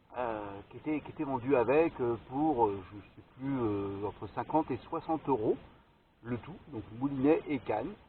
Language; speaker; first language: French; native; French